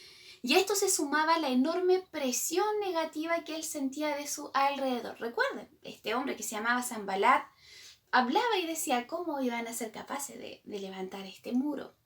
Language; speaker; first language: Spanish; native; Spanish